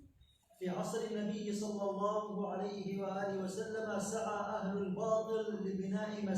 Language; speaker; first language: Arabic; native; Arabic